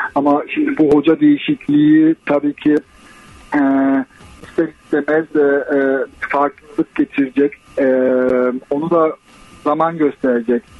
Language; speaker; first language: Turkish; early bilingual, heritage; Turkish